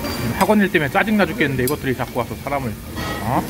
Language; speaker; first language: Korean; native; Korean